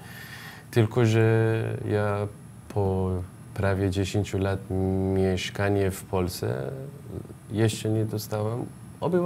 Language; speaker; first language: Polish; non-native, learner; Persian